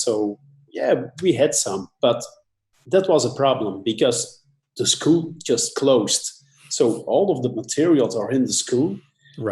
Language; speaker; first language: English; non-native, fluent; Dutch